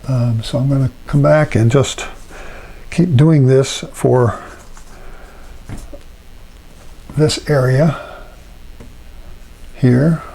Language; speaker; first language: English; native; English